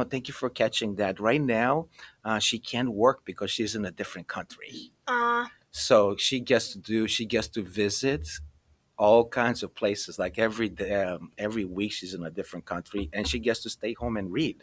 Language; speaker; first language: English; early bilingual, other home language; Romanian